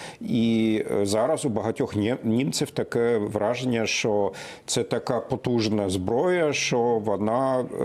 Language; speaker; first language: Ukrainian; non-native, fluent; German